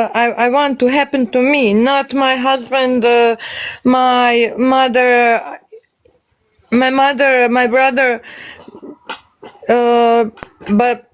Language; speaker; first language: English; non-native, learner; Bosnian